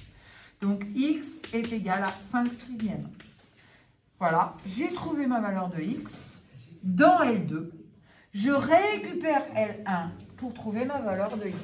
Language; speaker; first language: French; native; French